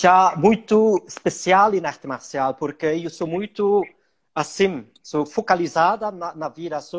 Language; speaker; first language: Portuguese; non-native, learner; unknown